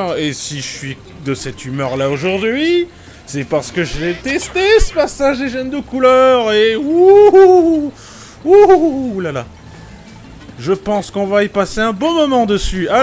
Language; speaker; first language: French; native; French